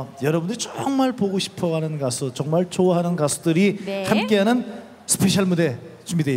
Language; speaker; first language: Korean; native; Korean